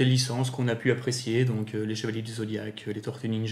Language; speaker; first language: French; native; French